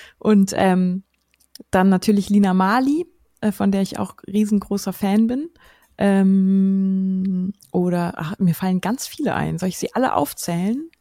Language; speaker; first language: German; native; German